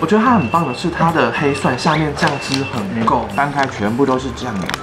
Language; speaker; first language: Chinese; native; Chinese